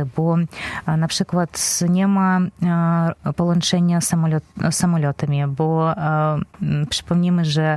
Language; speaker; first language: Polish; non-native, fluent; Belarusian